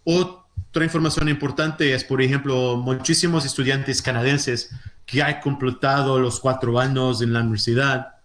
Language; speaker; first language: Spanish; non-native, fluent; Portuguese